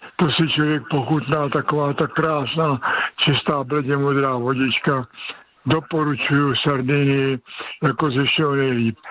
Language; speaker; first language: Czech; native; Czech